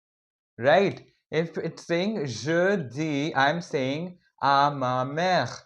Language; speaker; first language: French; non-native, fluent; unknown